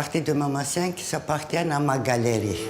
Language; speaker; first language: French; non-native, fluent; Turkish